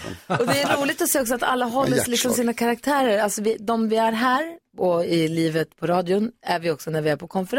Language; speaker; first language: Swedish; native; Swedish